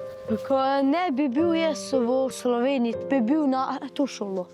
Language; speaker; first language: Slovenian; early bilingual, other home language; Albanian